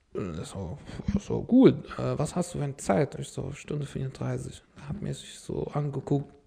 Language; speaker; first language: German; non-native, fluent; Arabic